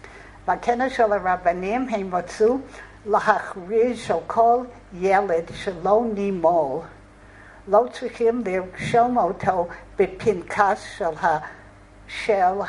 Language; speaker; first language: Hebrew; non-native, fluent; English